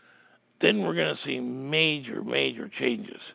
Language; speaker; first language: English; native; English